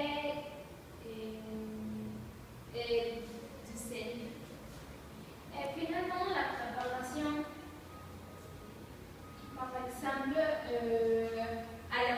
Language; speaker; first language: French; non-native, learner; Spanish